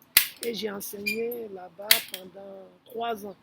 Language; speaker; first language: French; non-native, fluent; Yoruba